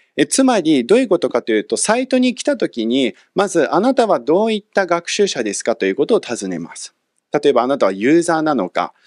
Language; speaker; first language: Japanese; early bilingual, other home language; English